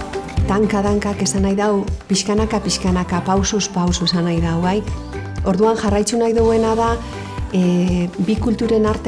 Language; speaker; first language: Basque; native; Basque